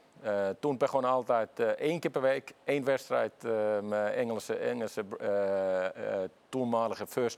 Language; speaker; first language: Dutch; non-native, fluent; Finnish